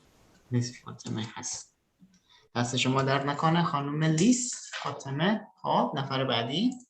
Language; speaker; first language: Persian; early bilingual, other home language; Indonesian